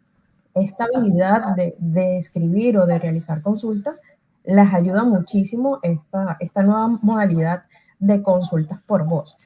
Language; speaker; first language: Spanish; native; Spanish